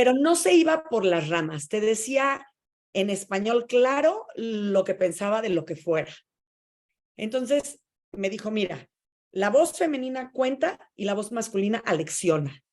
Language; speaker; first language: Spanish; native; Spanish